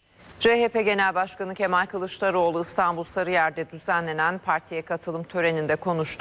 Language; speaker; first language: Turkish; native; Turkish